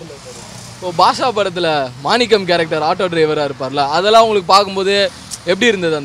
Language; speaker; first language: Tamil; native; Tamil